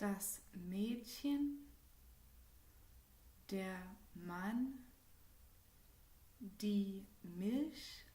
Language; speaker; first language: German; non-native, fluent; English